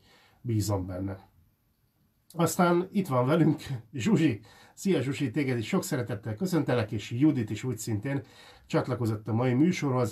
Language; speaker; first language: Hungarian; native; Hungarian